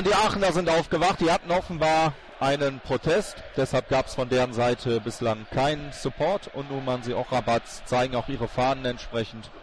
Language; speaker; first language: German; native; German